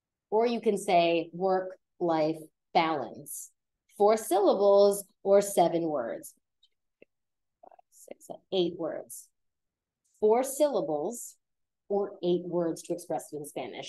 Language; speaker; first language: English; native; English